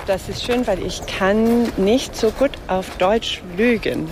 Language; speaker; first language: German; non-native, fluent; English